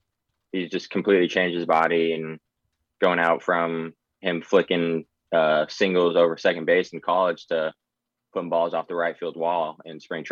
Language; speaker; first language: English; native; English